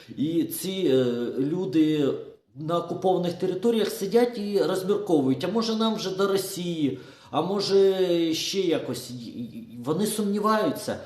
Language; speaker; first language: Ukrainian; non-native, local second language; Russian